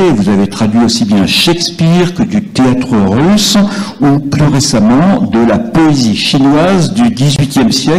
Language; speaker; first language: French; native; French